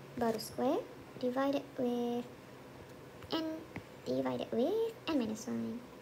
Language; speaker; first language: English; non-native, local second language; Malay